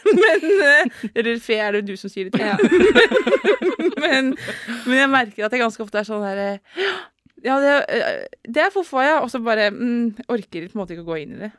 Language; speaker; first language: Norwegian; native; Norwegian